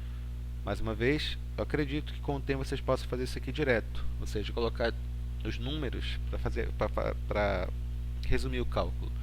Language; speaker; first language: Portuguese; native; Portuguese